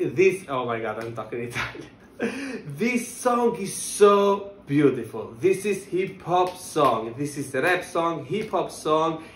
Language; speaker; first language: English; non-native, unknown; Italian